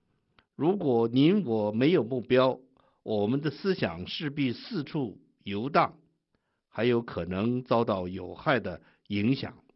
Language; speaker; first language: Chinese; native; Chinese